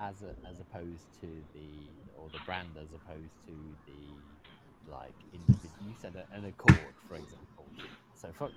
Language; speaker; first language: English; native; English